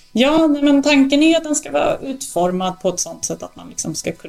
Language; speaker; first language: Swedish; native; Swedish